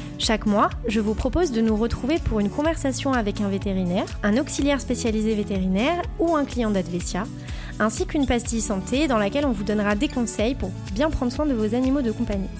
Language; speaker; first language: French; native; French